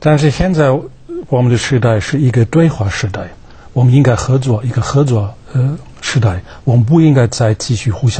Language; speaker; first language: Chinese; non-native, fluent; German